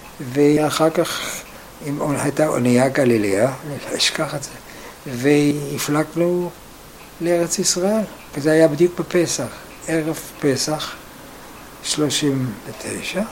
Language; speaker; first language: Hebrew; non-native, fluent; German